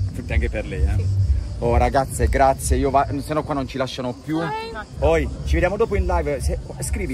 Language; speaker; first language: Italian; native; Italian